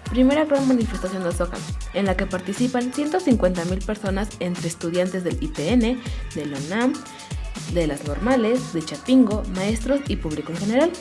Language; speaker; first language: Spanish; native; Spanish